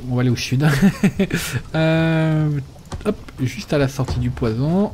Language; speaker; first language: French; native; French